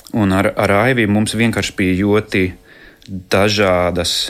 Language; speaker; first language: Latvian; non-native, fluent; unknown